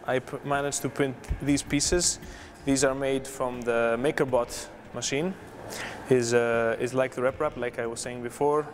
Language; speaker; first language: English; non-native, fluent; Greek